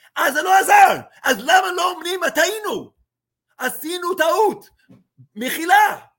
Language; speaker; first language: Hebrew; non-native, fluent; English